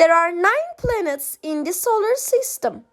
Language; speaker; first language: English; non-native, fluent; Turkish